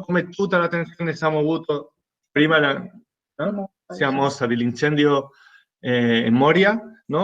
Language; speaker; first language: Italian; non-native, fluent; Spanish